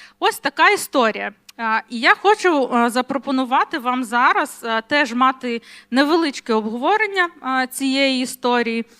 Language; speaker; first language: Ukrainian; non-native, local second language; Russian